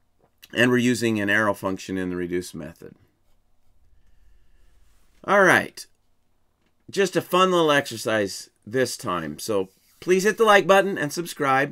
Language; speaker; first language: English; native; English